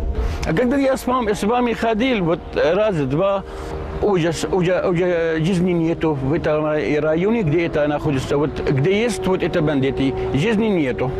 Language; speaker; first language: Russian; non-native, learner; Arabic